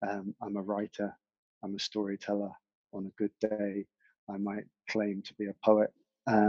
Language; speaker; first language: English; native; English